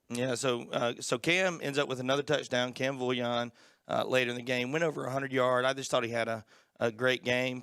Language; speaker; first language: English; native; English